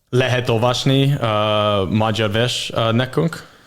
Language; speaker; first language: Hungarian; non-native, learner; English